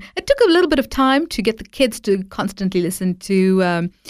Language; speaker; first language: English; native; English